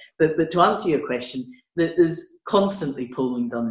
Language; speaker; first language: English; native; English